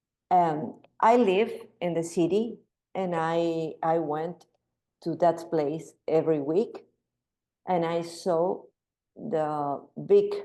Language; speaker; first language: English; non-native, learner; Spanish